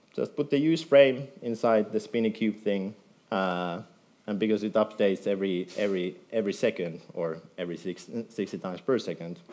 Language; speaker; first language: English; non-native, fluent; Finnish